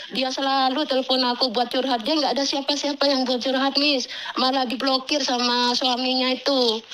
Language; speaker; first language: Indonesian; native; Indonesian